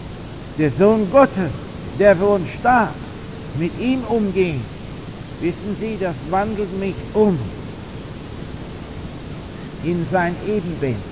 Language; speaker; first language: German; non-native, fluent; English